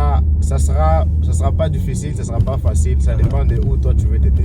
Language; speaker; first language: French; non-native, local second language; Swahili